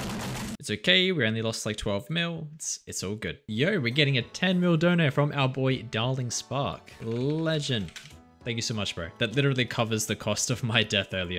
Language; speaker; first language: English; native; English